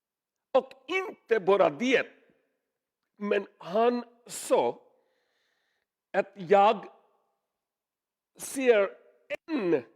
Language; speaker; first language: Swedish; non-native, learner; Urdu